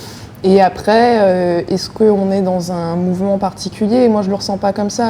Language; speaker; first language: French; native; French